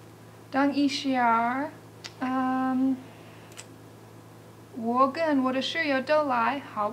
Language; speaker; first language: Chinese; non-native, learner; English